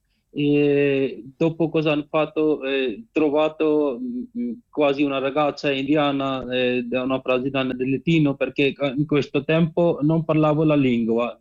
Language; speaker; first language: Italian; non-native, learner; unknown